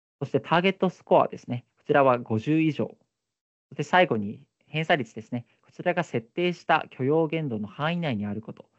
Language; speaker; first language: Japanese; native; Japanese